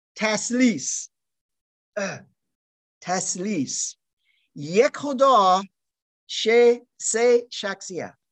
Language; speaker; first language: Persian; non-native, learner; German